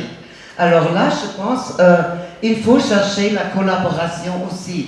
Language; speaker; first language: French; non-native, fluent; German